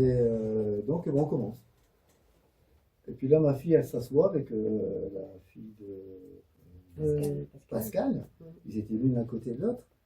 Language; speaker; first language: French; native; French